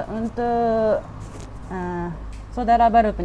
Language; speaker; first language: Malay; non-native, fluent; Japanese